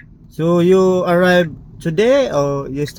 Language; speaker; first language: English; non-native, learner; Nepali